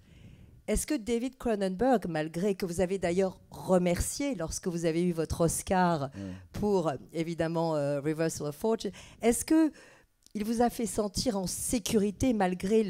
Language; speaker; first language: French; native; French